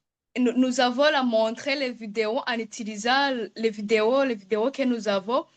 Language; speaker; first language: French; non-native, local second language; Rundi